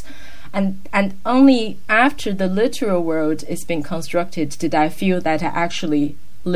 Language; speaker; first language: English; non-native, fluent; Chinese